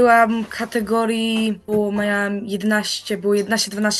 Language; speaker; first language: Polish; early bilingual, heritage; Polish